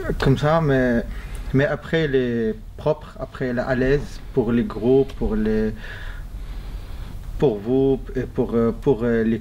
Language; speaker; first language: French; non-native, learner; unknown